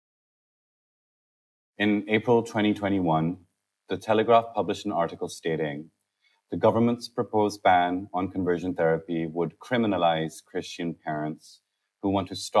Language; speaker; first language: English; non-native, local second language; Urdu